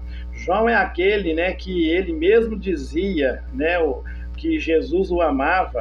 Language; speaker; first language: Portuguese; native; Portuguese